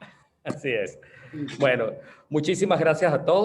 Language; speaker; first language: Spanish; native; Spanish